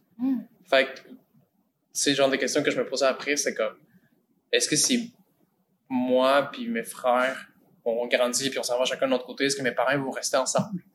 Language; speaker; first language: French; early bilingual, other home language; Spanish